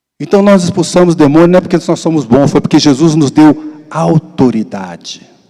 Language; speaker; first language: Portuguese; native; Portuguese